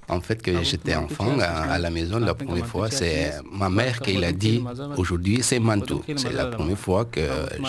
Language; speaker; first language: French; non-native, learner; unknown